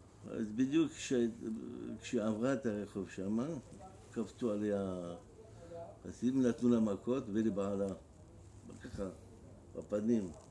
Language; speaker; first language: Hebrew; non-native, fluent; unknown